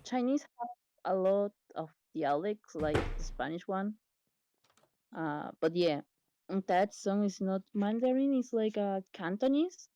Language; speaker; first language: English; non-native, learner; Spanish